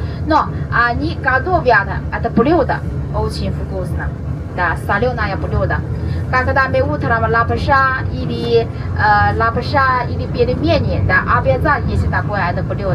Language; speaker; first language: Russian; non-native, learner; Chinese